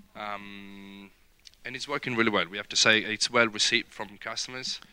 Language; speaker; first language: English; non-native, fluent; Italian